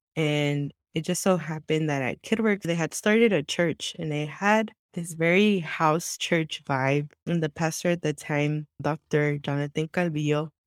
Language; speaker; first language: English; early bilingual, other home language; Spanish